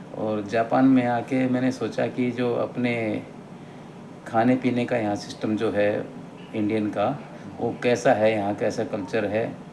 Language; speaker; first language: Hindi; native; Hindi